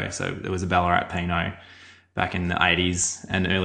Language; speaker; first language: English; native; English